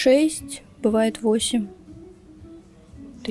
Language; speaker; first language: Russian; non-native, local second language; Turkmen